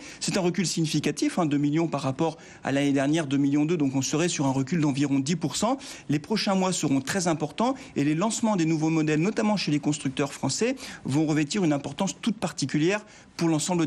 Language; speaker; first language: French; native; French